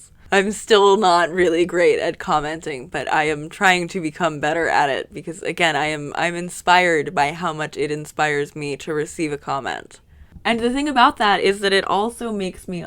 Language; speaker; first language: English; native; English